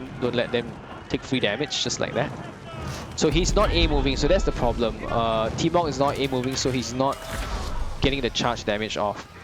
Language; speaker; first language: English; native; English